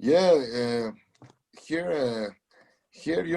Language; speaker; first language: English; non-native, learner; Spanish